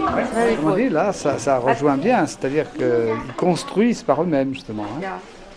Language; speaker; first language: French; native; French